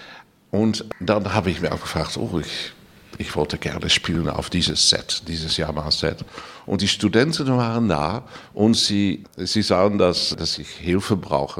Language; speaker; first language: German; non-native, learner; Dutch